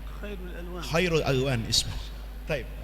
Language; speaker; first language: Arabic; non-native, fluent; Indonesian